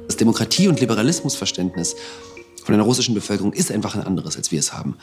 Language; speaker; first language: German; early bilingual, other home language; Russian